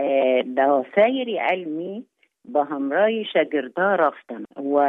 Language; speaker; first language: Persian; non-native, fluent; Arabic